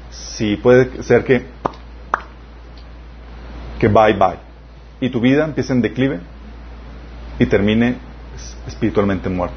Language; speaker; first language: Spanish; native; Spanish